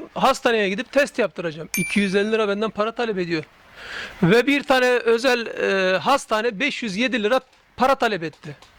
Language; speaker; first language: Turkish; native; Turkish